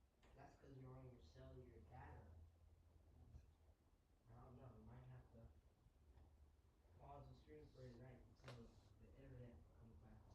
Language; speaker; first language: English; native; English